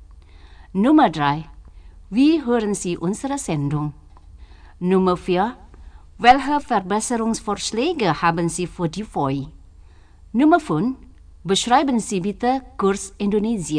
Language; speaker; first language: German; non-native, learner; Indonesian